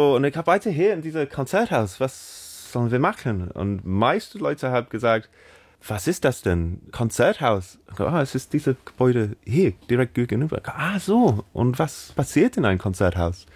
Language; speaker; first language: German; non-native, learner; English